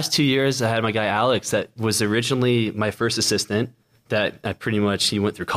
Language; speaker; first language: English; native; English